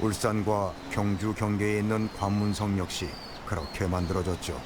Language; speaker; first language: Korean; native; Korean